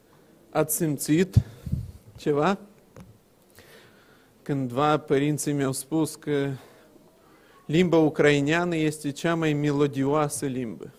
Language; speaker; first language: Romanian; non-native, local second language; Russian